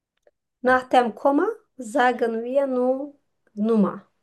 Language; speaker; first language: German; non-native, learner; Turkish